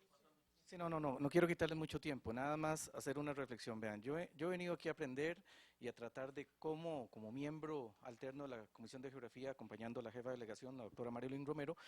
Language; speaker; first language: Spanish; native; Spanish